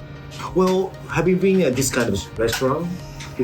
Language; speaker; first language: English; non-native, learner; Japanese